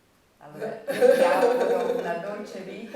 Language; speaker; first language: Italian; native; Italian